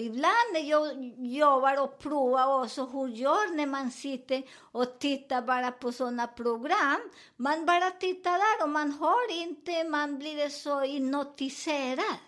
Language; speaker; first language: Swedish; non-native, fluent; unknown